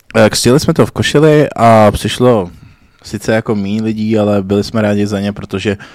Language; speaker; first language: Czech; native; Czech